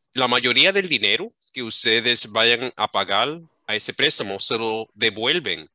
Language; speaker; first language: Spanish; early bilingual, other home language; English